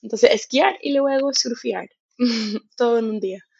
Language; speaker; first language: Spanish; non-native, fluent; English